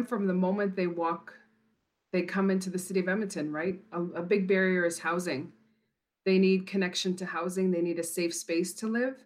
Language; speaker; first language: English; native; English